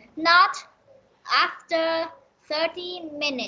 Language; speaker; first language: English; non-native, learner; Vietnamese